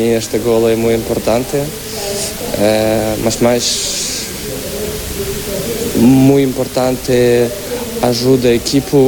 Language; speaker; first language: Portuguese; non-native, learner; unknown